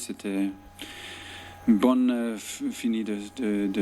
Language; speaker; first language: French; non-native, fluent; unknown